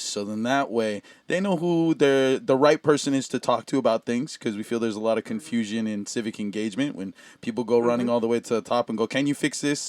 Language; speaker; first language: English; native; English